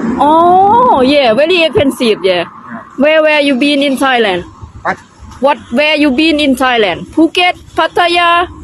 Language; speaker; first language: English; non-native, learner; Thai